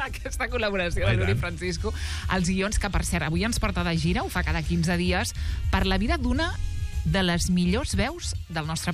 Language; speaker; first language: Catalan; native; Catalan